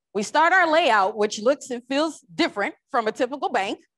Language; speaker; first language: English; native; English